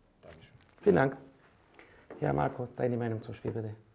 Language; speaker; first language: German; native; German